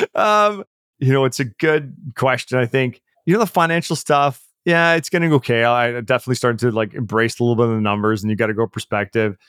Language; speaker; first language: English; early bilingual, other home language; Czech